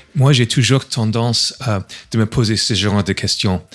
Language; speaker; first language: French; non-native, fluent; English